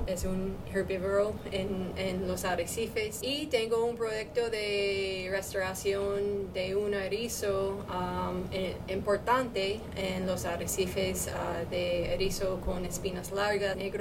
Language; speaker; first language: Spanish; non-native, learner; English